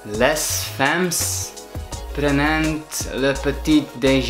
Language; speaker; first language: French; non-native, learner; Dutch